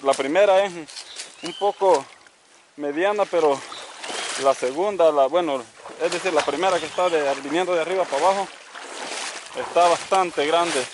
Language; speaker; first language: Spanish; native; Spanish